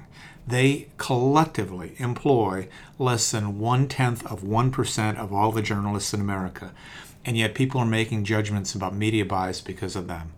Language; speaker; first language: English; native; English